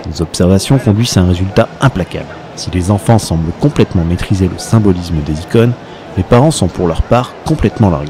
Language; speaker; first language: French; native; French